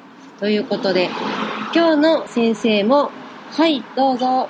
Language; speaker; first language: Japanese; native; Japanese